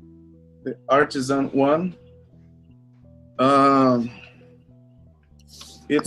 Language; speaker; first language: English; non-native, learner; Portuguese